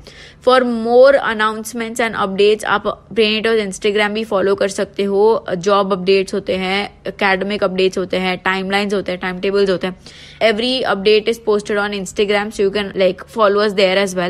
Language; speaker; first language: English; non-native, local second language; Hindi